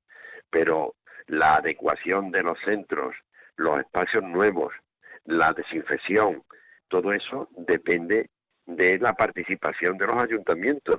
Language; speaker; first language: Spanish; native; Spanish